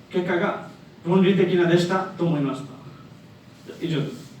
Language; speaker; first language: Japanese; non-native, learner; Bangla